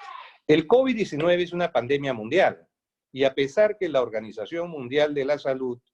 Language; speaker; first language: Spanish; native; Spanish